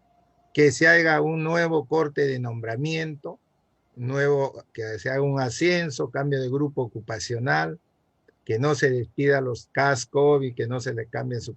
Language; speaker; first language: Spanish; native; Spanish